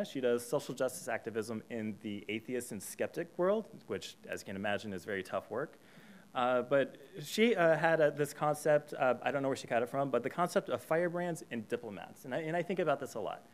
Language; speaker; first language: English; native; English